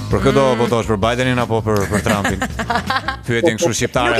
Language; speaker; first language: Albanian; native; Albanian